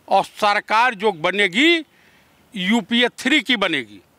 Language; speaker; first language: Hindi; native; Hindi